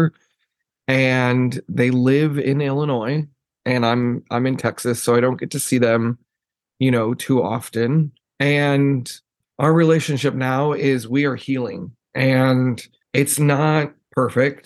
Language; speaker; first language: English; native; English